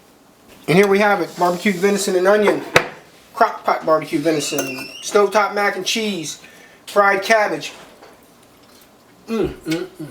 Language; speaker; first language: English; native; English